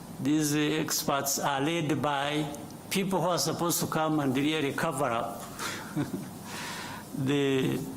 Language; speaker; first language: English; non-native, local second language; Kinyarwanda